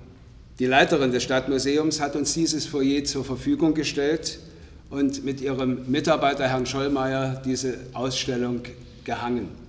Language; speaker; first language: German; native; German